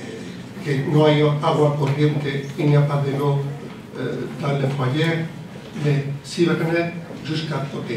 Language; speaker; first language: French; non-native, learner; Spanish